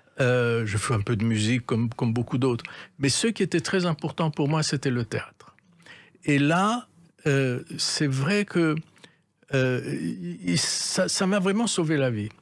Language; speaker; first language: French; native; French